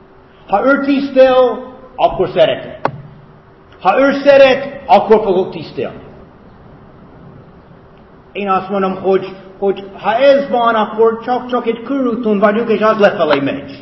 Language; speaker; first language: Hungarian; non-native, fluent; English